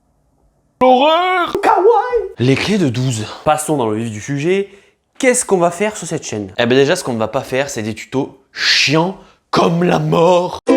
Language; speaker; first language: French; native; French